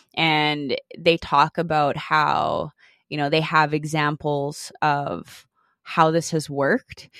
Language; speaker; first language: English; native; English